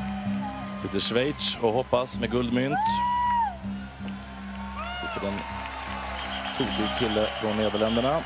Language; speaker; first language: Swedish; native; Swedish